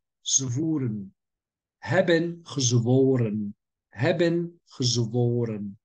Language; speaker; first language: Dutch; non-native, learner; Turkish